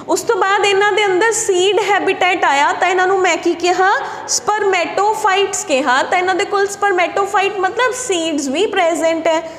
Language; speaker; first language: Hindi; non-native, local second language; Punjabi